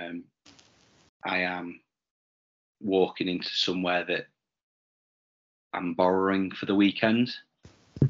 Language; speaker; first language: English; native; English